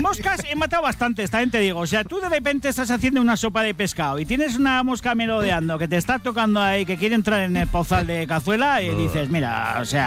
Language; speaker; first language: Spanish; native; Spanish